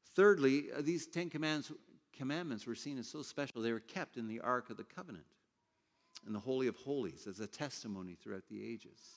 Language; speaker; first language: English; native; English